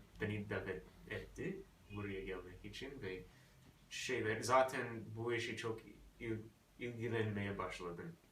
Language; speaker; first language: Turkish; non-native, learner; English